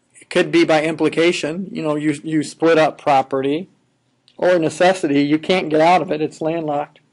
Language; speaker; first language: English; native; English